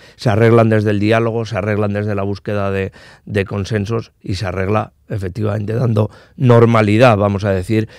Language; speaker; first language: Spanish; non-native, local second language; Basque